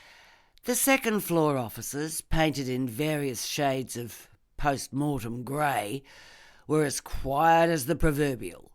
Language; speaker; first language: English; native; English